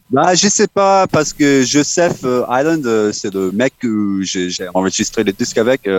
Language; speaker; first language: French; non-native, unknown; English